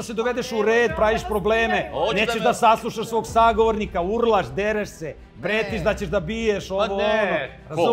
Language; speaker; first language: Serbian; native; Serbian